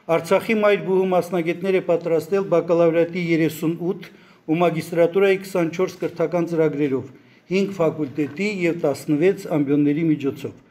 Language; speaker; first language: Armenian; native; Armenian